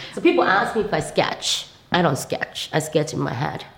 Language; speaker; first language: English; non-native, fluent; Korean